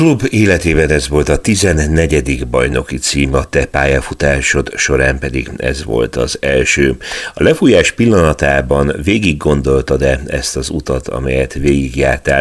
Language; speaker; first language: Hungarian; native; Hungarian